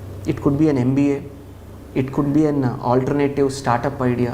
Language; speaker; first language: English; non-native, local second language; Telugu